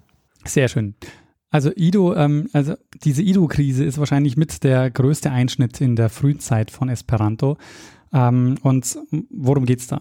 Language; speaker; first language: German; native; German